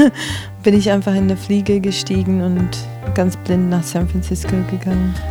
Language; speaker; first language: German; non-native, fluent; English